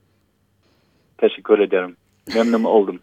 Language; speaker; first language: Turkish; non-native, learner; English